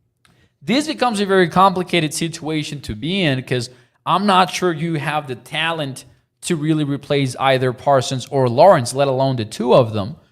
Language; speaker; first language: English; native; English